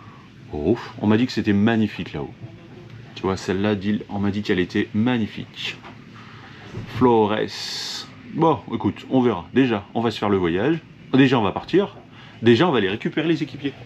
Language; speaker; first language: French; native; French